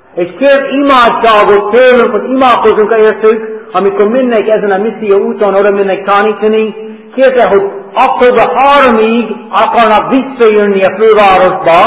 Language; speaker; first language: Hungarian; non-native, learner; English